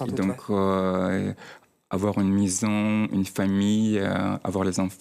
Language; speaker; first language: French; non-native, fluent; Chechen